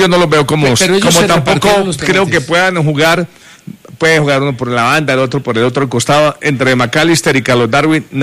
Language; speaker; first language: Spanish; native; Spanish